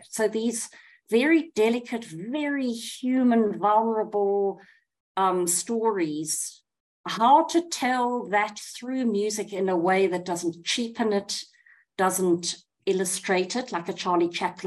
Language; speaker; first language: English; native; English